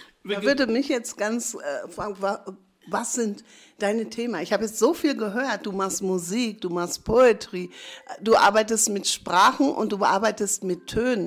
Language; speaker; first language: German; native; German